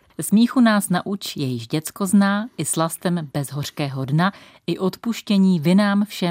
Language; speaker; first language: Czech; native; Czech